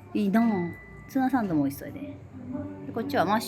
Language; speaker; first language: Japanese; native; Japanese